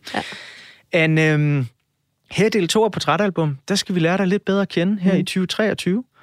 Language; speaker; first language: Danish; native; Danish